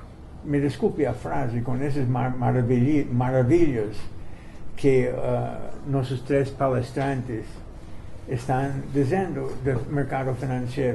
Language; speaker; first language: Portuguese; non-native, fluent; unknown